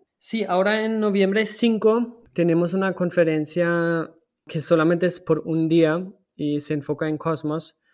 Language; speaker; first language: Spanish; non-native, fluent; German